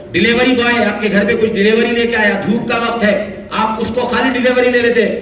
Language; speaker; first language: Urdu; native; Urdu